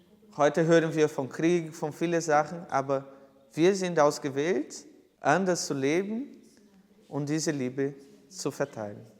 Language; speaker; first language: German; non-native, fluent; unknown